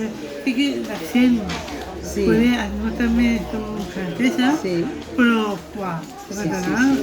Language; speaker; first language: Catalan; non-native, local second language; Spanish